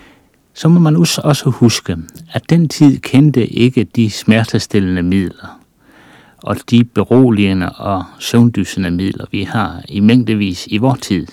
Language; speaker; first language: Danish; native; Danish